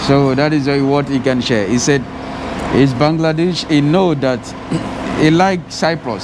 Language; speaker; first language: English; non-native, fluent; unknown